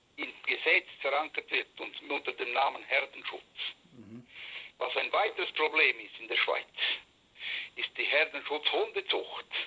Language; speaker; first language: German; non-native, local second language; Romansh